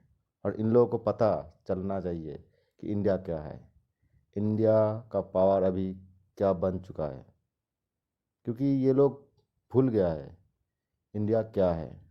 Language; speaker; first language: Hindi; non-native, local second language; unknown